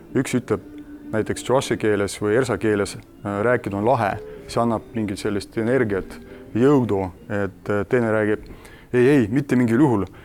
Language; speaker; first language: Estonian; non-native, local second language; Russian